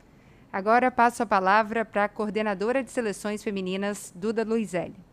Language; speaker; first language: Portuguese; native; Portuguese